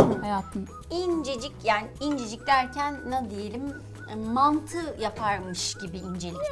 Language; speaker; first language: Turkish; native; Turkish